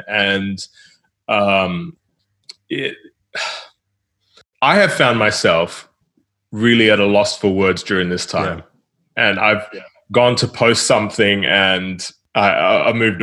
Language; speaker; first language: English; native; English